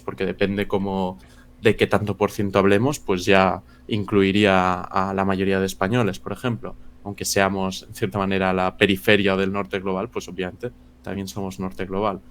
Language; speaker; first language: Spanish; native; Spanish